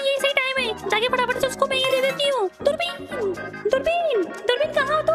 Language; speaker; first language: Hindi; native; Hindi